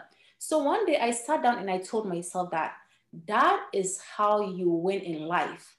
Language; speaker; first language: English; non-native, local second language; Ewe